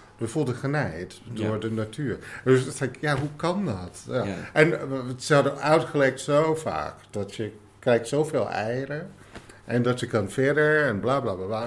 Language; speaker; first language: Dutch; non-native, fluent; English